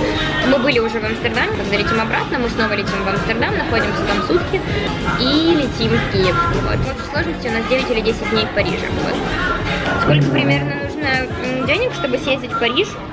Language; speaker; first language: Russian; native; Russian